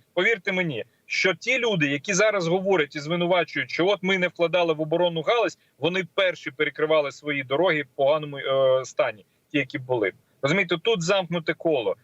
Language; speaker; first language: Ukrainian; non-native, local second language; Russian